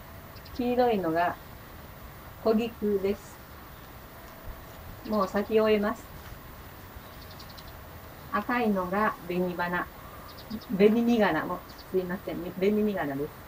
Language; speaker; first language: Japanese; native; Japanese